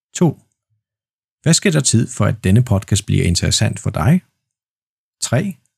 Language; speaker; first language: Danish; non-native, fluent; Polish